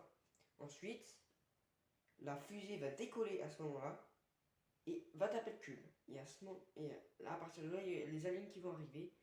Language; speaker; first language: French; native; French